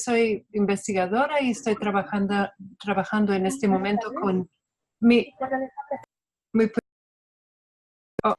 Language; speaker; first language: Spanish; non-native, fluent; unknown